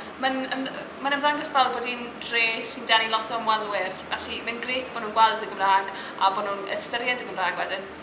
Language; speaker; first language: Welsh; native; Welsh